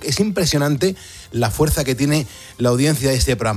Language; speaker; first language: Spanish; native; Spanish